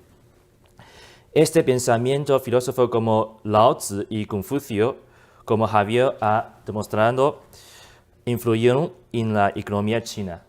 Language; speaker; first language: Spanish; non-native, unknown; Chinese